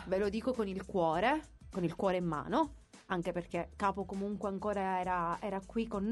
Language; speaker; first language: Italian; native; Italian